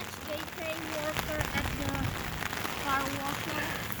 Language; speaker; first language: English; non-native, learner; Indonesian